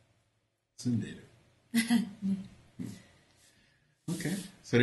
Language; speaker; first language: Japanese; non-native, fluent; English